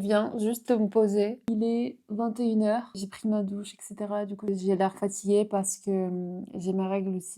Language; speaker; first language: French; non-native, fluent; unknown